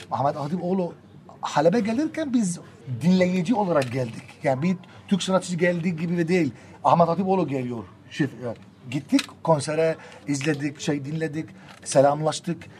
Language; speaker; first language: Turkish; non-native, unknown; Arabic